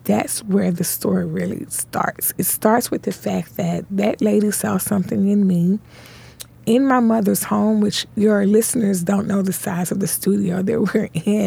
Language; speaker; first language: English; native; English